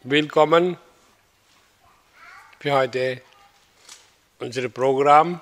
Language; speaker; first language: German; non-native, learner; Hindi